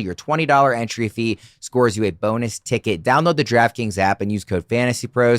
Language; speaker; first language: English; native; English